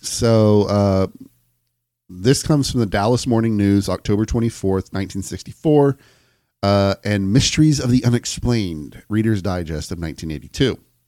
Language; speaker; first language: English; native; English